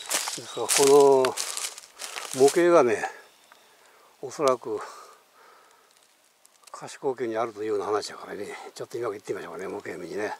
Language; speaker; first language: Japanese; native; Japanese